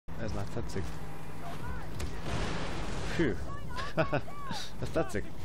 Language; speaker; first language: Hungarian; native; Hungarian